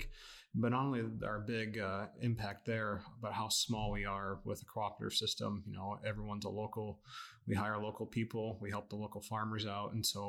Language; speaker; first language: English; native; English